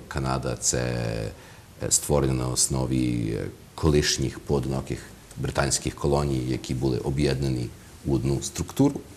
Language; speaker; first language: Ukrainian; early bilingual, heritage; Ukrainian